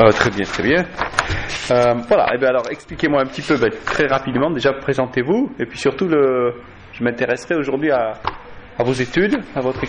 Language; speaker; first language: French; native; French